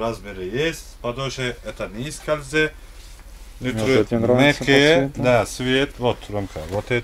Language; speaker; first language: Russian; non-native, learner; Turkish